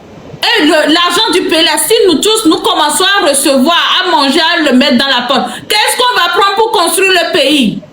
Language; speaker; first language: French; non-native, local second language; Ewe